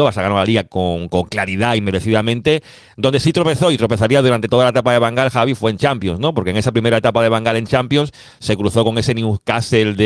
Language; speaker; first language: Spanish; native; Spanish